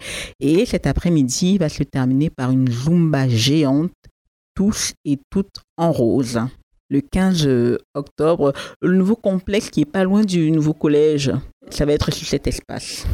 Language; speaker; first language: French; native; French